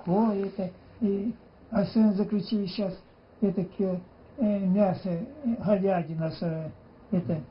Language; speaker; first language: Russian; native; Russian